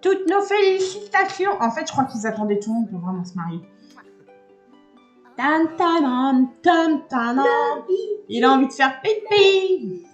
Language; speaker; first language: French; native; French